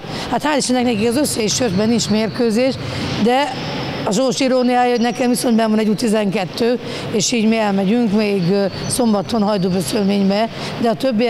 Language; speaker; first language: Hungarian; native; Hungarian